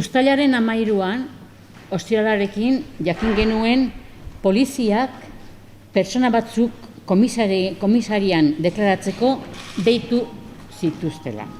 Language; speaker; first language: Basque; non-native, local second language; Spanish